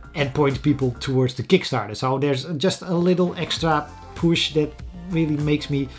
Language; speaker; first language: English; non-native, fluent; Dutch